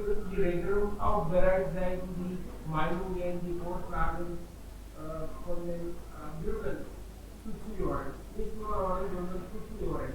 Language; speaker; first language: German; non-native, learner; Hindi